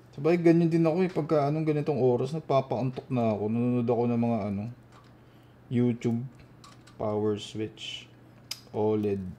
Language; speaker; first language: Filipino; non-native, local second language; Cebuano